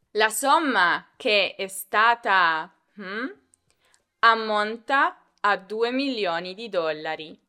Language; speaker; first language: Italian; native; Italian